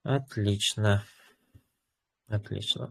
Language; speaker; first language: Russian; non-native, local second language; Uzbek